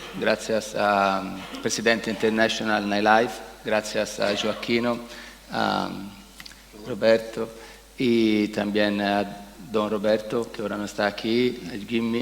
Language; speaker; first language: Spanish; non-native, learner; Italian